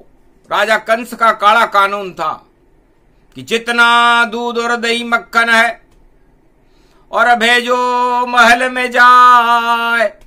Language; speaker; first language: Hindi; native; Hindi